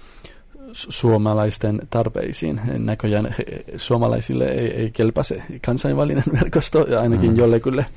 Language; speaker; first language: Finnish; non-native, fluent; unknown